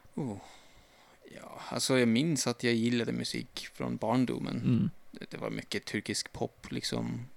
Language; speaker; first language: Swedish; non-native, fluent; Turkish